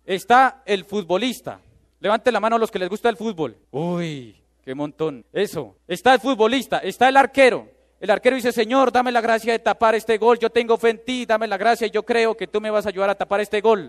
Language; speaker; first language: Spanish; native; Spanish